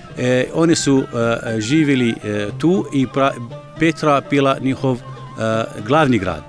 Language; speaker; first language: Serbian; non-native, learner; Arabic